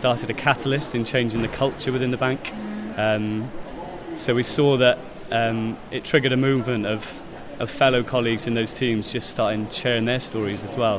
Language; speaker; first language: English; native; English